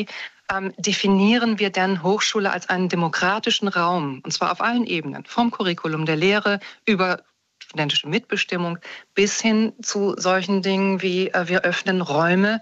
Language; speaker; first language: German; native; German